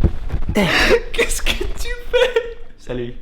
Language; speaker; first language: French; non-native, learner; English